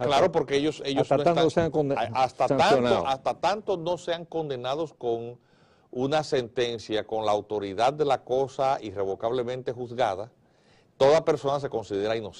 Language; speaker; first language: Spanish; native; Spanish